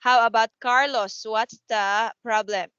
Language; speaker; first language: English; non-native, fluent; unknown